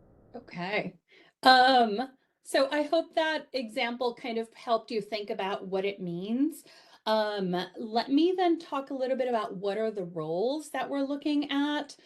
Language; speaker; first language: English; native; English